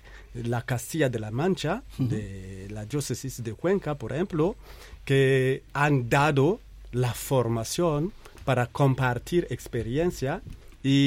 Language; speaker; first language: Spanish; non-native, fluent; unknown